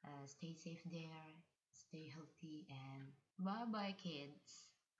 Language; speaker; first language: English; non-native, fluent; Indonesian